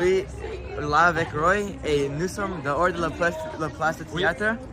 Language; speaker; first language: French; non-native, learner; English